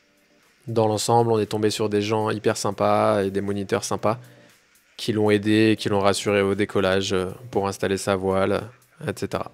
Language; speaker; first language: French; native; French